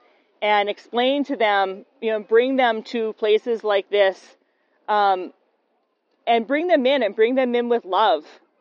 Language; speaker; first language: English; native; English